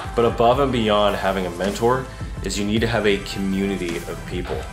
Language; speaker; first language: English; native; English